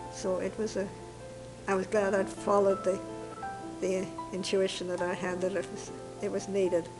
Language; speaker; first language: English; native; English